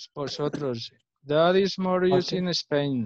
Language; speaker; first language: English; non-native, fluent; Spanish